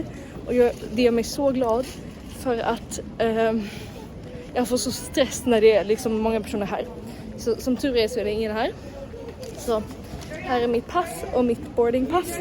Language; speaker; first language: Swedish; early bilingual, heritage; Swedish